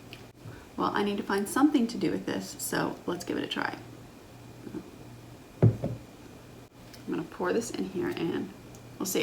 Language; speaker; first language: English; native; English